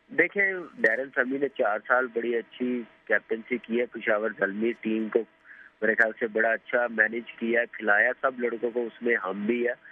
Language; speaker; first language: Urdu; non-native, local second language; Punjabi